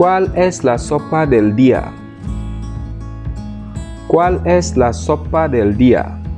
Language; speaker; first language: Spanish; non-native, fluent; Wolof